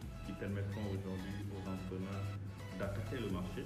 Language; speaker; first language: French; non-native, local second language; Wolof